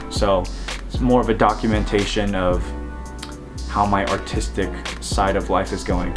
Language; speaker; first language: English; native; English